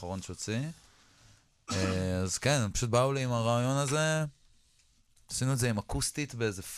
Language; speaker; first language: Hebrew; non-native, local second language; Arabic